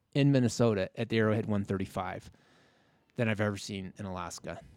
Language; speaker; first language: English; native; English